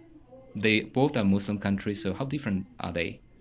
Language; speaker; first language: English; non-native, fluent; Tajik